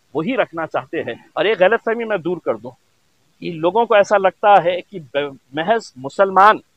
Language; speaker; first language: Hindi; non-native, local second language; Urdu